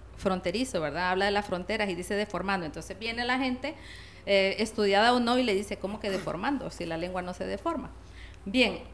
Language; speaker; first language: Spanish; native; Spanish